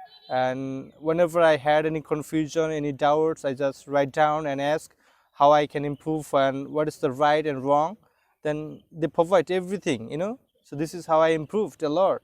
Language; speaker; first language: English; non-native, local second language; Bangla